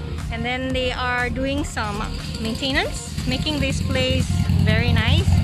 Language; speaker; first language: English; non-native, local second language; Chinese